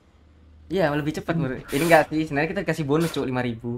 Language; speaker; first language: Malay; non-native, local second language; Javanese